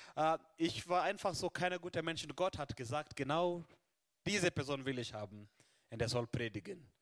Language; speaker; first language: German; non-native, fluent; Swahili